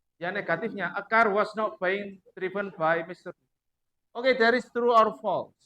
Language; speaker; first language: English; non-native, learner; Javanese